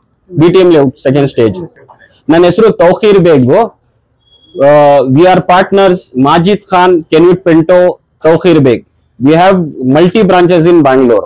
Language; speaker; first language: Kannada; non-native, local second language; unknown